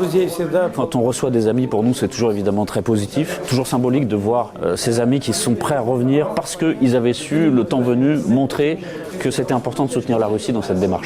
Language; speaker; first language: French; non-native, fluent; Russian